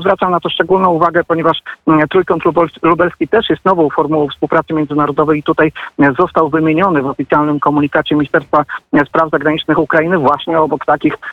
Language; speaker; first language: Polish; native; Polish